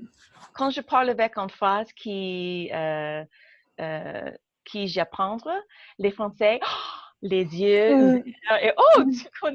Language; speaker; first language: French; non-native, learner; English